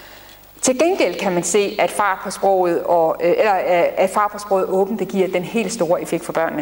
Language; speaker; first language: Danish; native; Danish